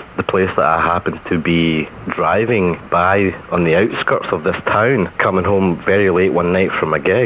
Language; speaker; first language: English; native; English